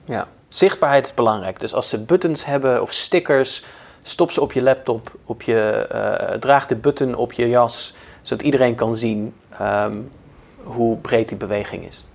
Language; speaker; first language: Dutch; native; Dutch